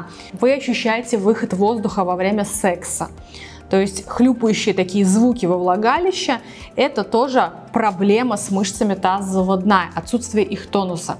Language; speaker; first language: Russian; native; Russian